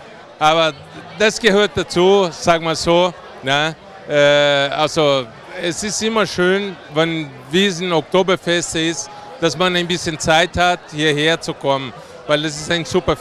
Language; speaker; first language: German; non-native, fluent; Portuguese